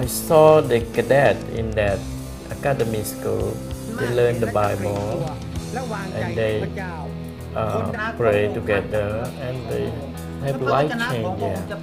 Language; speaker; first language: English; non-native, learner; Khmer